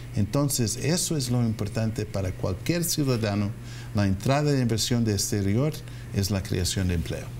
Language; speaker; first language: Spanish; non-native, fluent; English